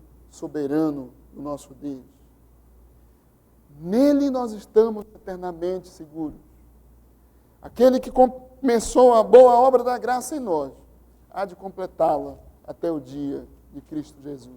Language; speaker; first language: Portuguese; native; Portuguese